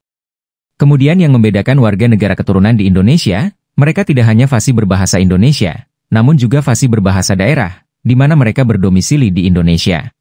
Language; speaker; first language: Indonesian; native; Indonesian